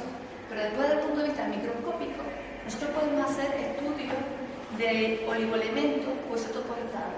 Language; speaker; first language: Spanish; native; Spanish